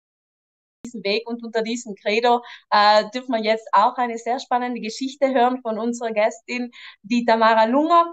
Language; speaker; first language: German; native; German